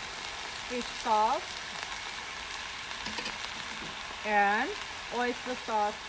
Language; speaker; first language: English; non-native, learner; Thai